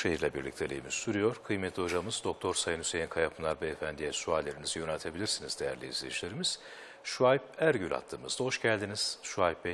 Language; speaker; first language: Turkish; native; Turkish